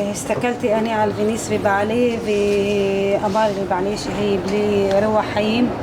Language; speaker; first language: Hebrew; non-native, local second language; Arabic